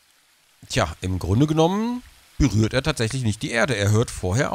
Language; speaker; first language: German; native; German